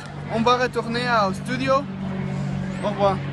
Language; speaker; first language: French; non-native, learner; Spanish